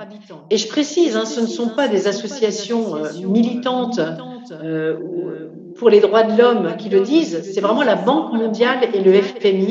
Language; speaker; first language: French; native; French